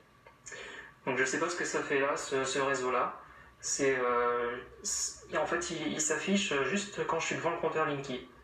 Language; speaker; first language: French; native; French